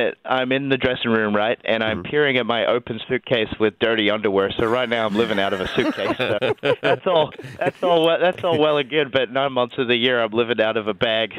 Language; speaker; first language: English; native; English